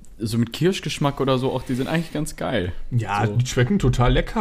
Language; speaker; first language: German; native; German